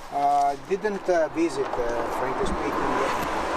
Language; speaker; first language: English; non-native, learner; Italian